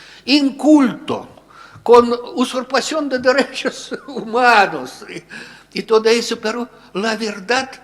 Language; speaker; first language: Spanish; non-native, fluent; Russian